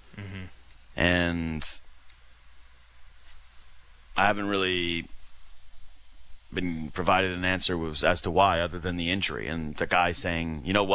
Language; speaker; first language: English; native; English